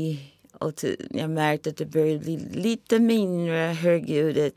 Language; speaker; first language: Swedish; non-native, fluent; English